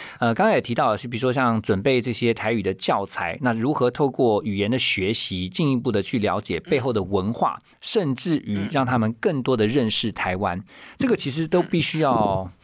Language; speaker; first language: Chinese; native; Chinese